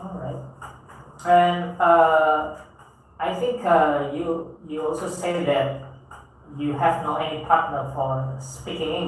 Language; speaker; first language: English; non-native, fluent; Indonesian